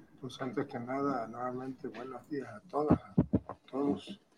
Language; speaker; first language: Spanish; native; Spanish